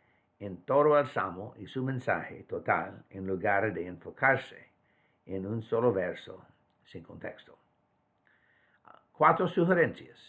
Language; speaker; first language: Spanish; non-native, fluent; English